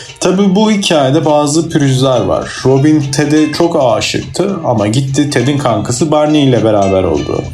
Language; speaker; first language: Turkish; native; Turkish